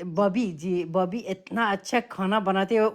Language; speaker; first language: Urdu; non-native, fluent; Persian